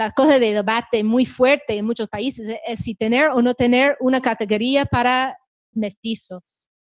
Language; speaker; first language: Spanish; non-native, fluent; English